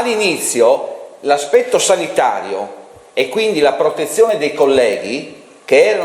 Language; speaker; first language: Italian; native; Italian